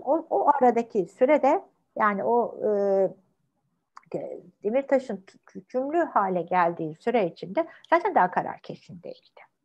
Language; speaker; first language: Turkish; native; Turkish